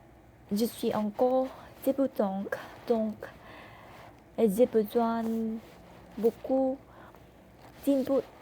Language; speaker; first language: French; non-native, learner; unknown